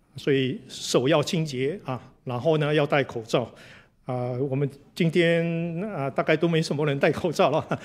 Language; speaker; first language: Chinese; native; Chinese